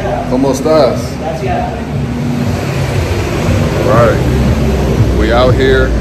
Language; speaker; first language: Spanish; non-native, learner; English